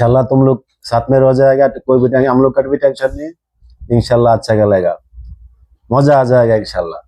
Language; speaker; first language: Hindi; non-native, learner; Bangla